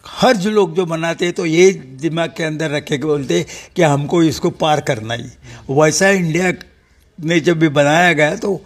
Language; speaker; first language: Hindi; non-native, local second language; Marathi